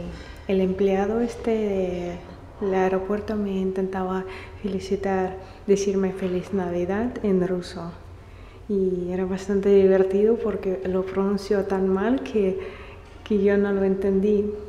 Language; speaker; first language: Spanish; non-native, fluent; Russian